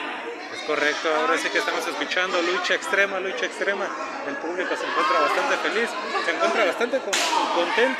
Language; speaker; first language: Spanish; native; Spanish